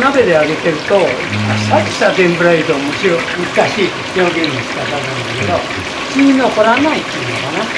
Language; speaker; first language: Japanese; native; Japanese